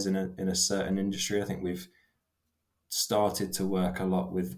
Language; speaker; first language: English; native; English